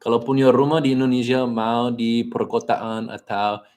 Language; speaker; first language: Indonesian; non-native, learner; English